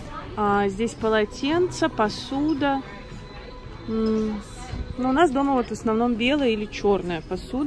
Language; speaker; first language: Russian; native; Russian